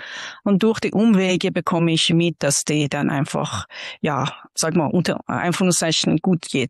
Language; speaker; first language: German; non-native, fluent; Persian